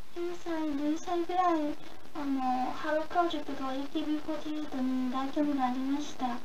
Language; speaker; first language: Japanese; non-native, learner; English